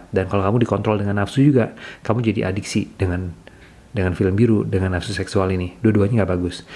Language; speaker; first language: Indonesian; native; Indonesian